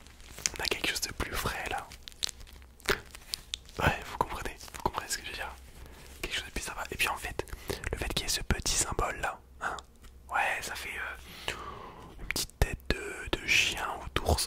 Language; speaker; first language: French; native; French